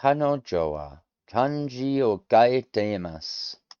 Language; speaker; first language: Japanese; non-native, learner; English